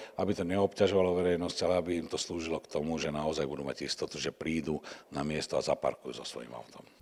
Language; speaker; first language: Slovak; native; Slovak